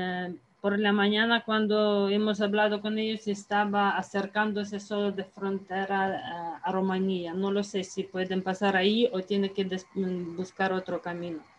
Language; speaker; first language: Spanish; non-native, fluent; Ukrainian